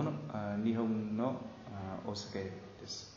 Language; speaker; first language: Japanese; non-native, learner; Vietnamese